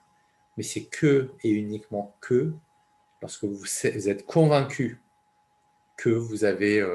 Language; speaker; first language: French; native; French